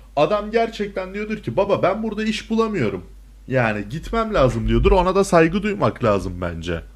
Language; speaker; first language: Turkish; native; Turkish